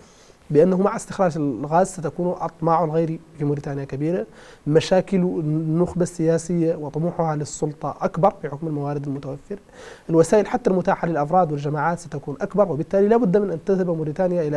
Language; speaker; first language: Arabic; native; Arabic